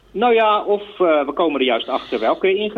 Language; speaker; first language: Dutch; native; Dutch